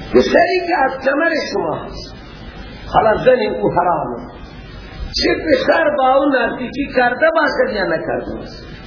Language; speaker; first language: Persian; non-native, local second language; Baluchi